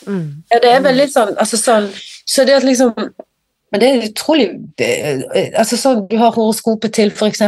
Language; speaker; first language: Norwegian; native; Norwegian